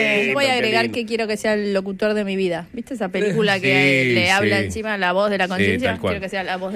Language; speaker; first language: Spanish; native; Spanish